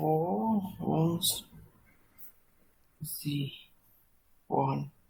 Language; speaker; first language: German; non-native, learner; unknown